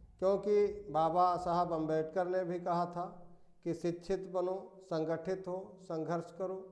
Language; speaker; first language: Hindi; native; Hindi